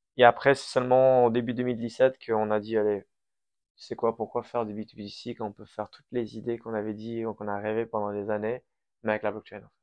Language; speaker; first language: French; early bilingual, other home language; Persian